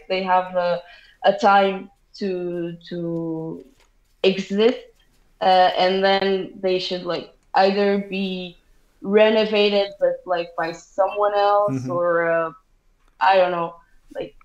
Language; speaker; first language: English; non-native, fluent; Portuguese